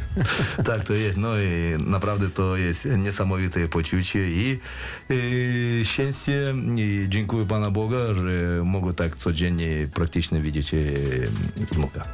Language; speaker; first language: Polish; non-native, fluent; Russian